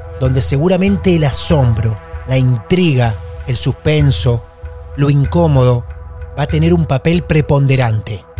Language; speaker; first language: Spanish; native; Spanish